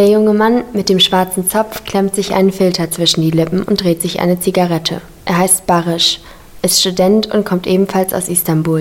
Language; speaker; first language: German; native; German